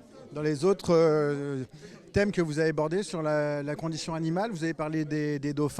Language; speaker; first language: French; native; French